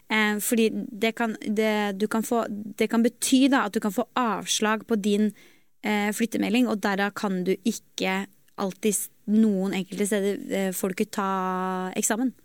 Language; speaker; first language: Norwegian; native; Norwegian